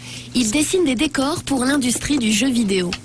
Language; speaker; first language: French; native; French